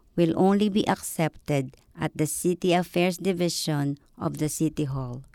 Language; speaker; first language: English; non-native, local second language; Filipino